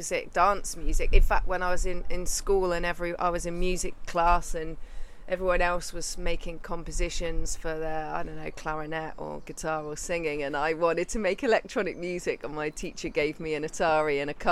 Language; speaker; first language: English; native; English